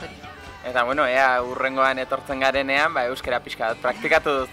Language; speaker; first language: Basque; native; Basque